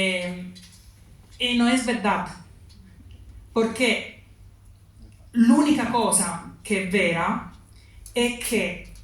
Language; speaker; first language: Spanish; non-native, learner; Italian